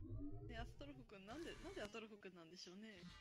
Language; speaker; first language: Japanese; native; Japanese